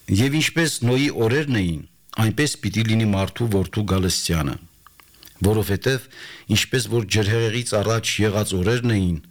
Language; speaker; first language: Armenian; native; Armenian